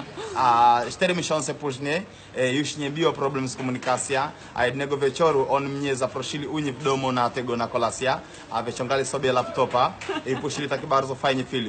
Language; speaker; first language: Polish; non-native, learner; Swahili